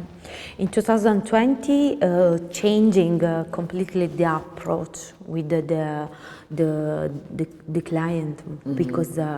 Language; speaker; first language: English; non-native, learner; Italian